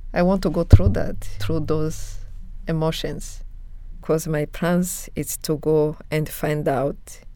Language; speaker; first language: English; non-native, local second language; Kinyarwanda